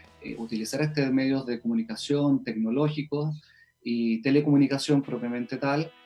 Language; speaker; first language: Spanish; native; Spanish